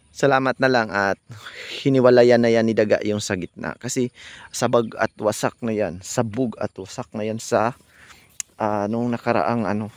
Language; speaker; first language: Filipino; non-native, local second language; Cebuano